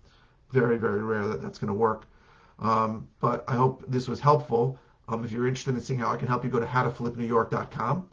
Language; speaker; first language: English; native; English